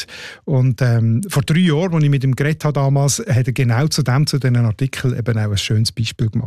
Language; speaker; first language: German; native; German